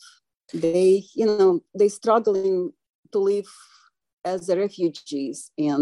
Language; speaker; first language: English; non-native, fluent; Ukrainian